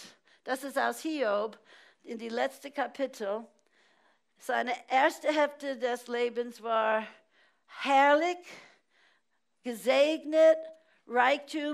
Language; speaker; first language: German; non-native, fluent; English